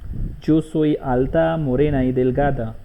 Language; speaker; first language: Spanish; non-native, learner; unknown